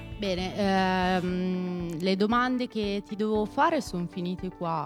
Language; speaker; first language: Italian; native; Italian